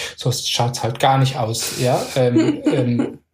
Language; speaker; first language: German; native; German